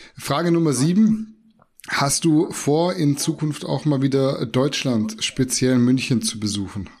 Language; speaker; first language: German; native; German